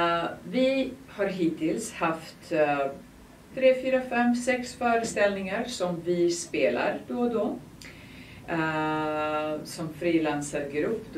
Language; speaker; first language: Swedish; non-native, fluent; Serbian